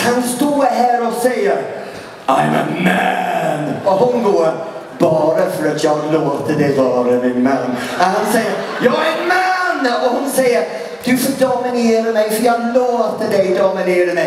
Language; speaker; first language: Swedish; non-native, fluent; English